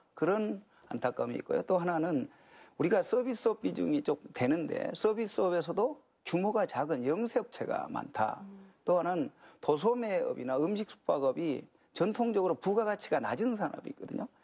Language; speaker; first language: Korean; native; Korean